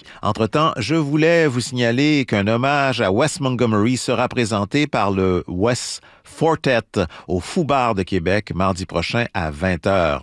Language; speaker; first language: French; native; French